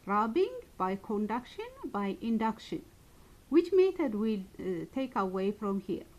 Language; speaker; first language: English; non-native, local second language; Amharic